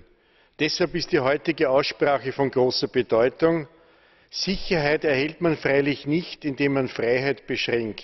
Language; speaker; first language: German; native; German